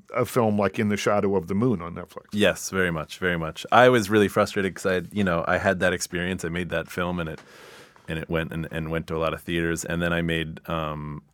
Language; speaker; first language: English; native; English